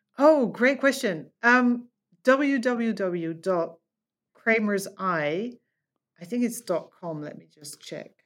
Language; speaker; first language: English; non-native, fluent; Dutch